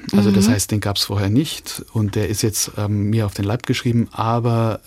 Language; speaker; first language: German; native; German